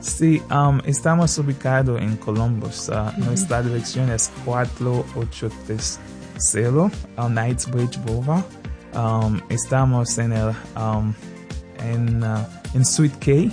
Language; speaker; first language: Spanish; non-native, fluent; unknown